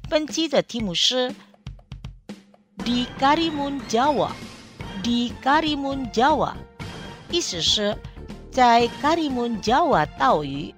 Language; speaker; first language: Chinese; non-native, fluent; Indonesian